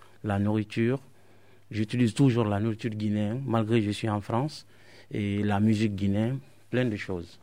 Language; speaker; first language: French; non-native, local second language; Mandingo